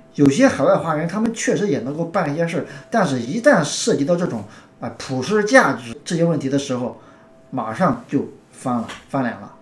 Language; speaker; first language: Chinese; native; Chinese